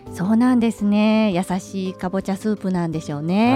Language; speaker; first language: Japanese; native; Japanese